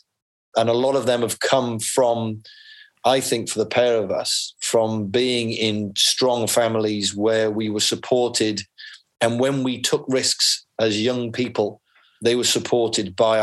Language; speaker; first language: English; native; English